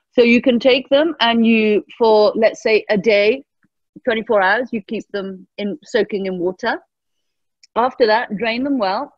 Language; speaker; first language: English; early bilingual, other home language; Persian